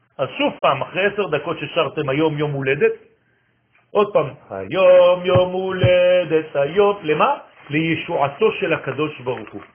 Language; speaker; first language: Hebrew; non-native, fluent; French